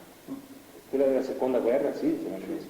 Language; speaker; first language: Italian; native; Italian